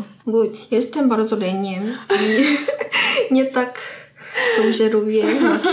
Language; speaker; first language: Polish; non-native, learner; Korean